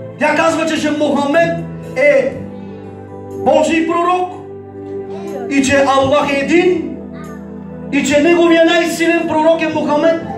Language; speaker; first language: Bulgarian; non-native, local second language; Turkish